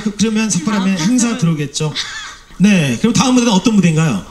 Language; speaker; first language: Korean; native; Korean